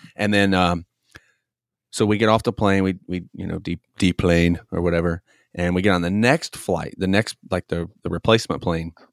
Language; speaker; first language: English; native; English